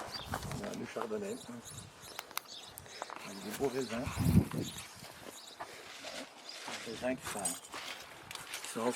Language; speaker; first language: French; native; French